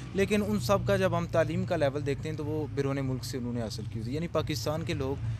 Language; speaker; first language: Urdu; non-native, local second language; Pahari-Potwari